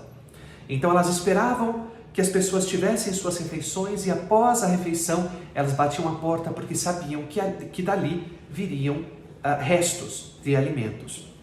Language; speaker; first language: Portuguese; native; Portuguese